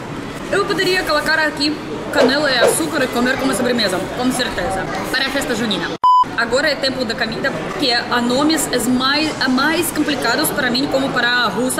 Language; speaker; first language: Portuguese; non-native, learner; Russian